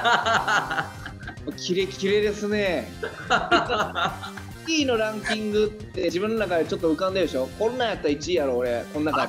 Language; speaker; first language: Japanese; native; Japanese